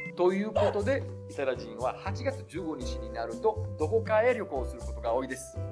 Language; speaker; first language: Japanese; non-native, fluent; Italian